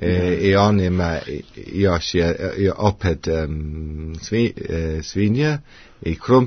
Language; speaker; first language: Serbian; non-native, learner; English